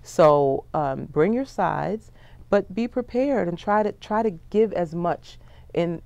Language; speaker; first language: English; native; English